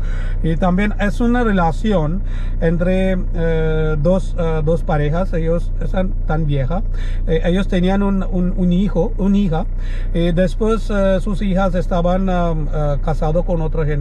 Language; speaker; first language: Spanish; non-native, learner; Malayalam